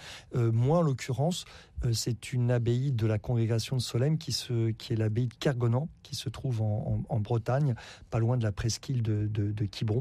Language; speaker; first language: French; native; French